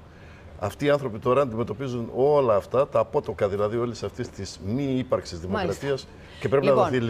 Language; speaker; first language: Greek; native; Greek